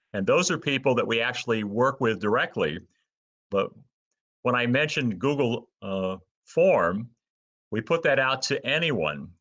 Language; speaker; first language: English; native; English